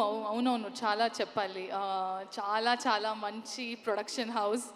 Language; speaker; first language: Telugu; non-native, learner; Tulu